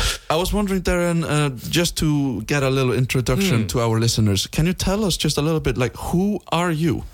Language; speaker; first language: English; non-native, fluent; Icelandic